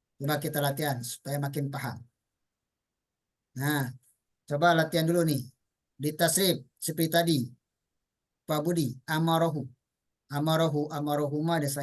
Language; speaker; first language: Indonesian; native; Indonesian